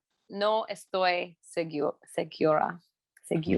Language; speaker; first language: Spanish; non-native, learner; English